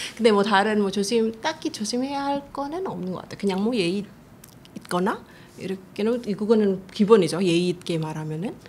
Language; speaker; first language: Korean; non-native, fluent; Indonesian